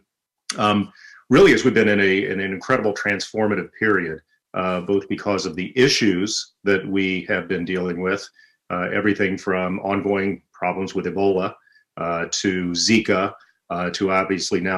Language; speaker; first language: English; native; English